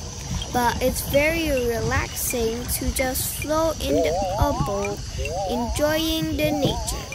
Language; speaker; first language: English; non-native, fluent; Indonesian